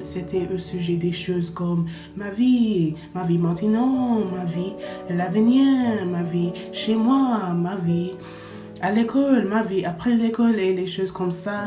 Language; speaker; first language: French; non-native, learner; English